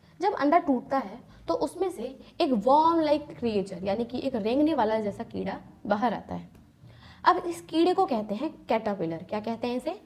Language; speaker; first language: Hindi; native; Hindi